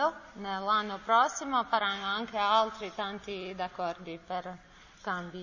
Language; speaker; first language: Italian; non-native, learner; Bosnian